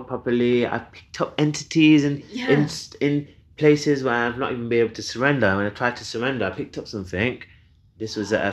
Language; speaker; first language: English; native; English